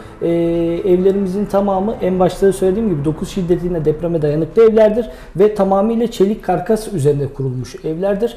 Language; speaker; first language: Turkish; native; Turkish